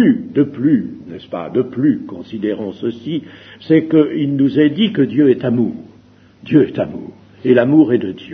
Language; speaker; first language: French; native; French